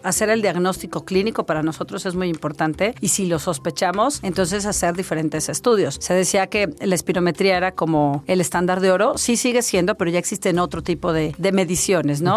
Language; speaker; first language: Spanish; native; Spanish